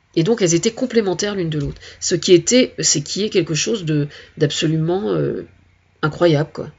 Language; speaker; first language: French; native; French